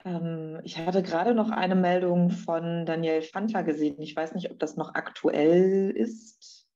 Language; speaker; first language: German; native; German